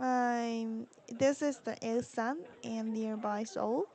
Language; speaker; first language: English; non-native, learner; Korean